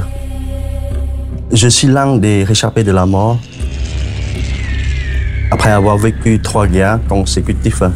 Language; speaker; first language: French; non-native, fluent; Khmer